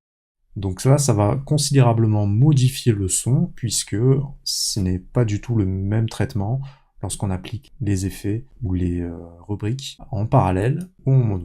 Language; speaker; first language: French; native; French